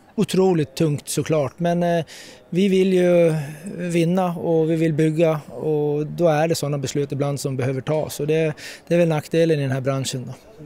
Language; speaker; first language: Swedish; native; Swedish